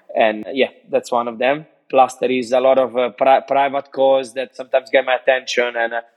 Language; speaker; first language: English; non-native, fluent; Italian